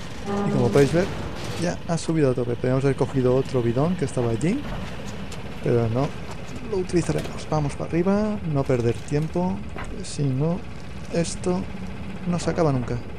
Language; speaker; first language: Spanish; native; Spanish